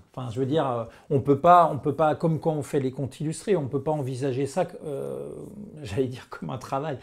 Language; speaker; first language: French; native; French